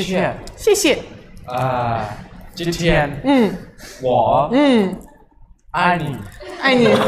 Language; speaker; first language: Chinese; non-native, learner; Thai